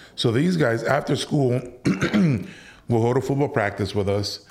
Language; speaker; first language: English; early bilingual, other home language; Spanish